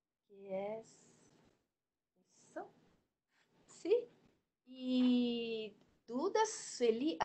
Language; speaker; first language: Spanish; non-native, learner; Portuguese